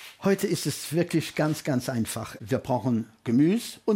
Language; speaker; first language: German; non-native, fluent; French